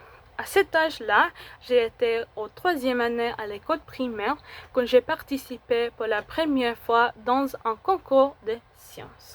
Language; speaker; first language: French; non-native, fluent; Spanish